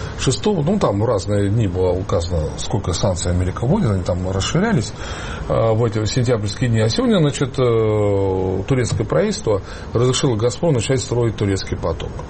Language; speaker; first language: Russian; native; Russian